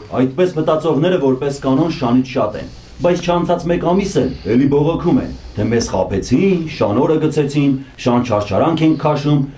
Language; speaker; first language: Armenian; native; Armenian